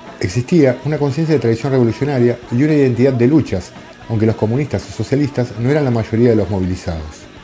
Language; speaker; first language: Spanish; native; Spanish